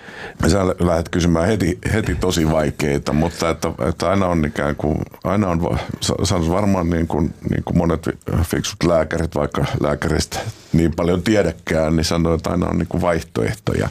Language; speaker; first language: Finnish; native; Finnish